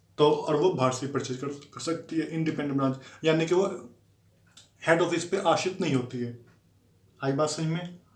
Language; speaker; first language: Hindi; native; Hindi